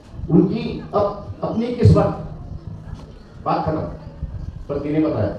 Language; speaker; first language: Hindi; non-native, local second language; Marathi